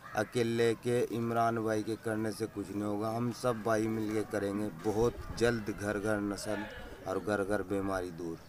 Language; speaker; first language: Hindi; native; Hindi